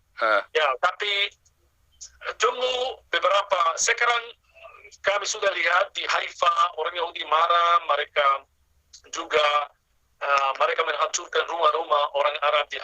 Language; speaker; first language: Indonesian; non-native, fluent; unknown